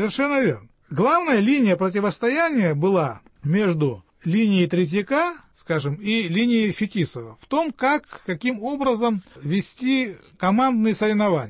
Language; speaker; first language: Russian; native; Russian